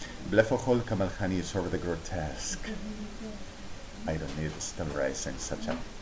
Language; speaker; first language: English; non-native, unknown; Spanish